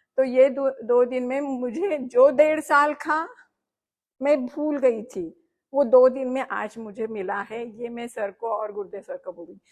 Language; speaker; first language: Hindi; non-native, local second language; Marathi